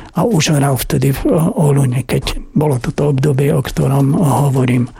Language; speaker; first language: Slovak; native; Slovak